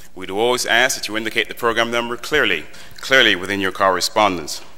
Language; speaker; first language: English; native; English